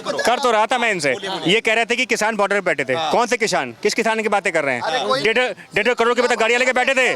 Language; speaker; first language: Hindi; native; Hindi